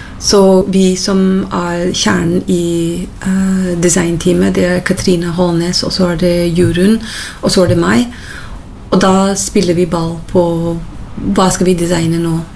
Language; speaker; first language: Norwegian; non-native, fluent; English